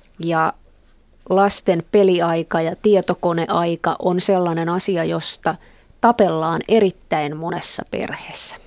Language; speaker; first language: Finnish; native; Finnish